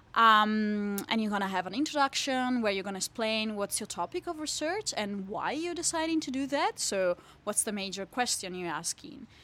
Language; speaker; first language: English; non-native, fluent; Italian